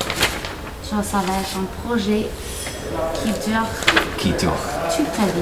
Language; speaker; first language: French; non-native, fluent; English